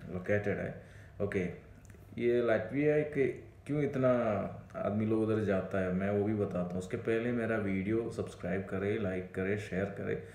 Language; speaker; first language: Hindi; non-native, local second language; Malayalam